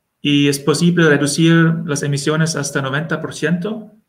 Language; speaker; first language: Spanish; non-native, learner; German